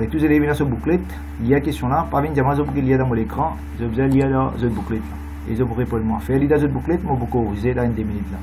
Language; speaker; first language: French; non-native, local second language; Morisyen